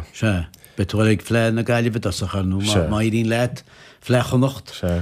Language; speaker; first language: Irish; native; Irish